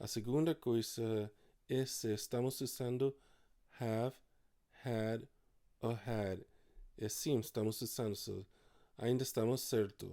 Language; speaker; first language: Portuguese; non-native, fluent; English